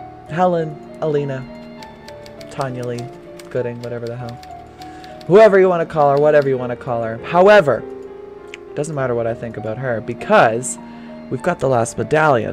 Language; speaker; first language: English; native; English